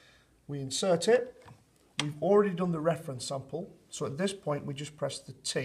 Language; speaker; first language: English; native; English